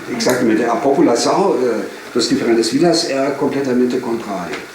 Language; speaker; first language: Portuguese; non-native, fluent; German